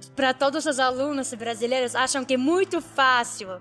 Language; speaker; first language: Portuguese; non-native, learner; Arabic